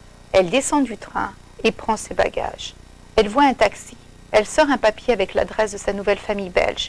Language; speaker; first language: French; non-native, fluent; English